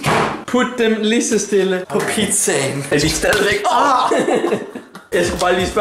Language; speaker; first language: Danish; native; Danish